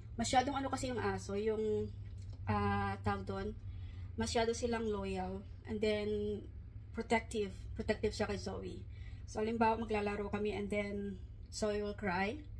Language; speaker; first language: Filipino; non-native, local second language; Hiligaynon